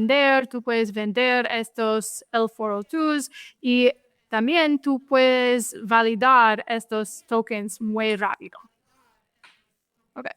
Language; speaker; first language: Spanish; non-native, fluent; English